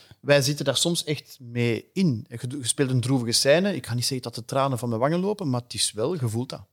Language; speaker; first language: Dutch; non-native, local second language; French